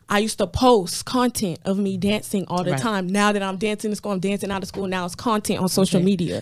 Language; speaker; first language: English; native; English